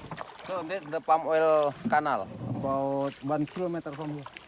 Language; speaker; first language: English; non-native, learner; Indonesian